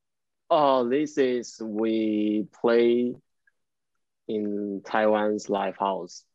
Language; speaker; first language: English; non-native, learner; Chinese